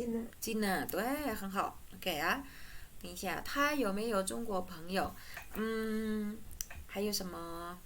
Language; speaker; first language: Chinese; non-native, fluent; Indonesian